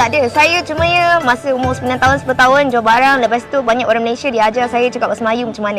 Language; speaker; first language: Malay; non-native, fluent; Vietnamese